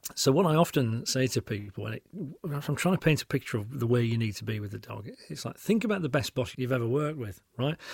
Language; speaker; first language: English; native; English